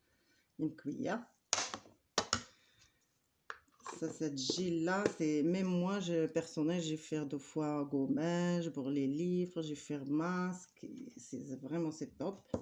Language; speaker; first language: French; non-native, learner; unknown